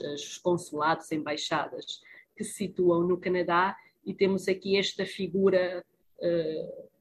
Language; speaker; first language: Portuguese; early bilingual, heritage; Spanish